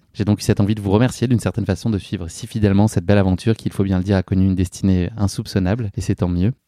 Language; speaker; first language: French; native; French